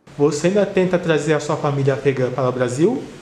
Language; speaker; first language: Portuguese; native; Portuguese